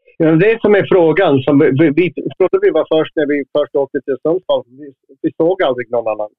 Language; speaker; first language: Swedish; non-native, fluent; English